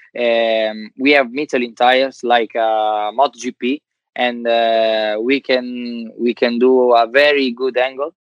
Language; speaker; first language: English; non-native, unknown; Italian